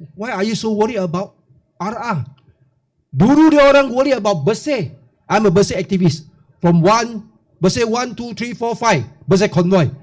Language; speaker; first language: Malay; non-native, local second language; Chinese